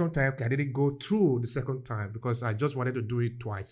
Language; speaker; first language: English; non-native, local second language; Esan